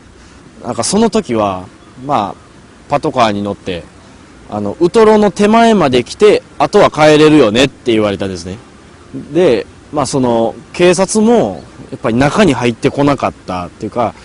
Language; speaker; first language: Japanese; native; Japanese